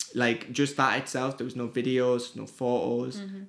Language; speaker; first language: English; native; English